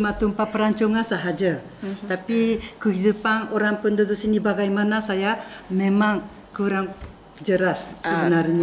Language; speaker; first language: Indonesian; non-native, fluent; Japanese